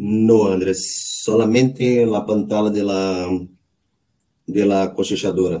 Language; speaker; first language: Spanish; non-native, learner; Portuguese